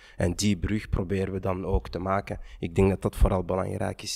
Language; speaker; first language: Dutch; early bilingual, other home language; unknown